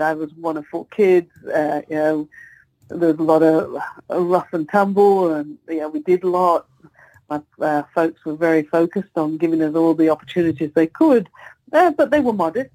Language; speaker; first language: English; native; English